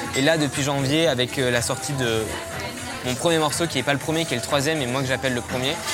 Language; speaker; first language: French; native; French